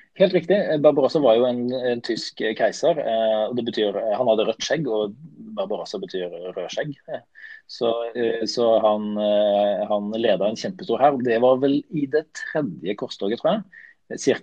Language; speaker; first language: Norwegian; native; Norwegian